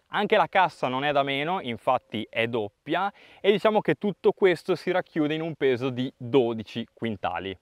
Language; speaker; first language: Italian; native; Italian